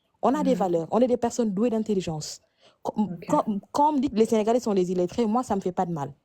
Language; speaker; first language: French; non-native, local second language; Wolof